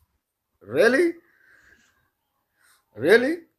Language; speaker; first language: English; non-native, learner; Bangla